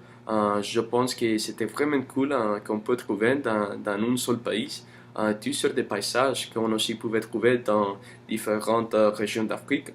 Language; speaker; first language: French; non-native, learner; English